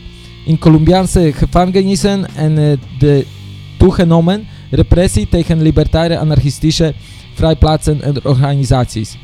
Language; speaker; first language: Dutch; non-native, fluent; Polish